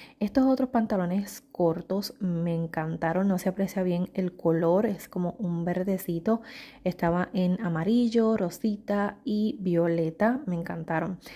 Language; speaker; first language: Spanish; native; Spanish